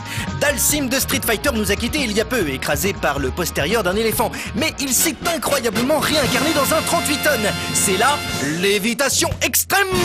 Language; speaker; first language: French; native; French